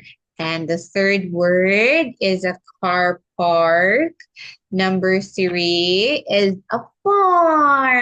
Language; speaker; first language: English; non-native, local second language; Filipino